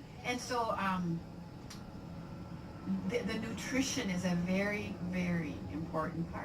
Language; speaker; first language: English; native; English